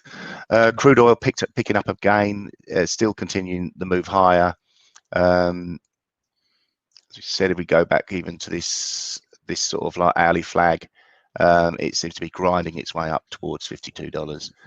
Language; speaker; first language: English; native; English